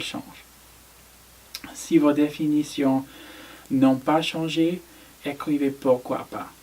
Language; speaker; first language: French; non-native, learner; English